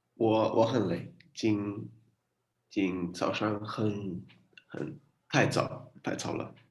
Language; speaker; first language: Chinese; non-native, learner; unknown